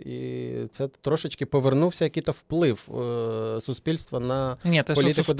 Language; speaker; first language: Ukrainian; native; Ukrainian